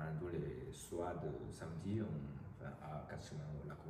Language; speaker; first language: French; non-native, learner; Chinese